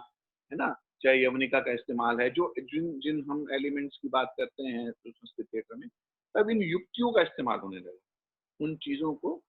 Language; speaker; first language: Hindi; native; Hindi